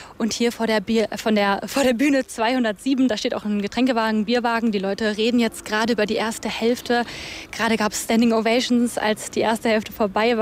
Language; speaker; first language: German; native; German